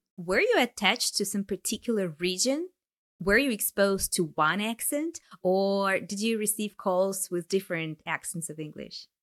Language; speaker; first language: English; non-native, fluent; Ukrainian